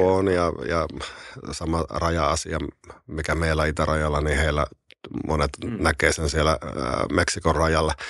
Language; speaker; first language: Finnish; native; Finnish